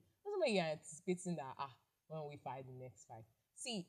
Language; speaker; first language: English; non-native, local second language; Igbo